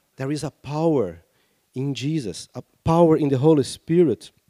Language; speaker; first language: English; non-native, fluent; Portuguese